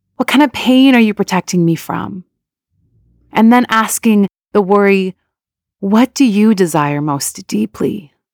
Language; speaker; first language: English; early bilingual, other home language; Persian